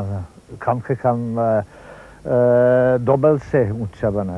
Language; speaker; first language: Hindi; non-native, learner; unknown